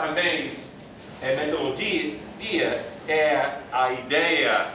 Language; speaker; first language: Spanish; non-native, learner; English